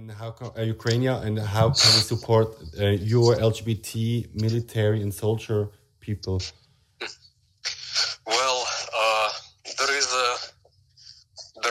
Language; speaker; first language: English; non-native, fluent; German